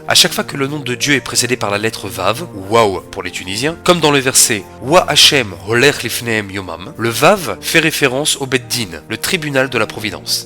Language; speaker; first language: French; native; French